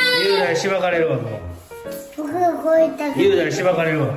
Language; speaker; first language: Japanese; native; Japanese